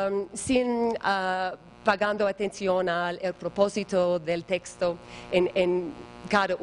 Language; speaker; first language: Spanish; non-native, learner; English